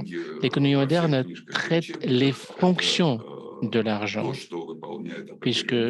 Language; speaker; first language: French; non-native, fluent; Russian